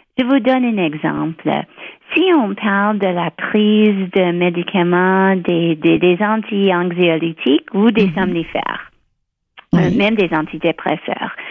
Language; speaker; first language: French; non-native, local second language; English